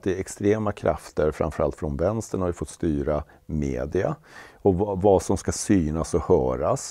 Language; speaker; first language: Swedish; native; Swedish